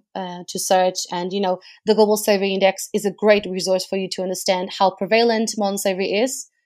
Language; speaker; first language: English; non-native, fluent; Portuguese